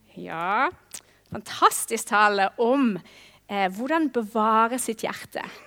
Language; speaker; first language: Norwegian; non-native, fluent; English